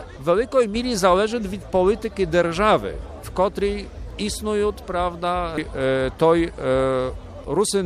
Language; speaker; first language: Ukrainian; early bilingual, heritage; Rusyn